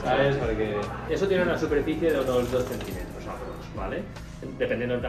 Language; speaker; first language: Spanish; native; Spanish